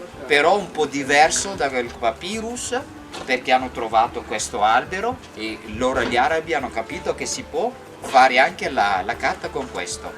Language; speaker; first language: Italian; non-native, fluent; Malagasy